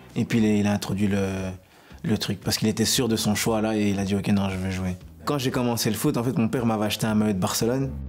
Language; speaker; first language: French; native; French